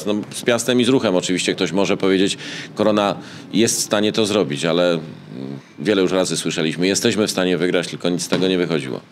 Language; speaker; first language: Polish; native; Polish